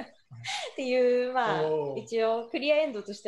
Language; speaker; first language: Japanese; native; Japanese